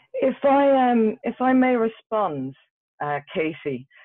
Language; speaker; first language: English; native; English